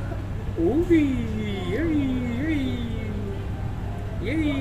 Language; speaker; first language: Japanese; native; Japanese